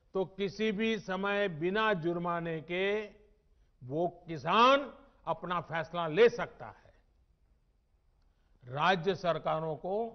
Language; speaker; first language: Hindi; non-native, local second language; Gujarati